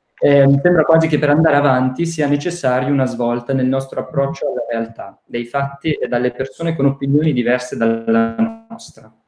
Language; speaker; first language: Italian; early bilingual, heritage; Italian